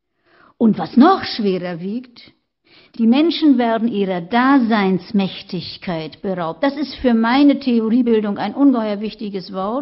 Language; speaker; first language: German; native; German